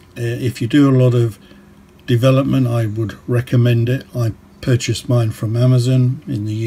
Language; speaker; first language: English; native; English